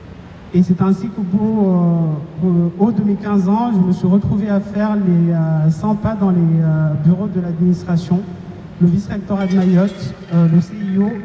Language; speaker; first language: French; non-native, local second language; Comorian